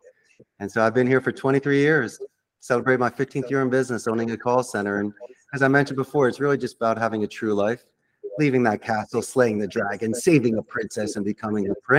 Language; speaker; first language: English; native; English